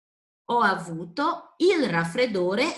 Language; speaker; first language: Italian; non-native, fluent; Portuguese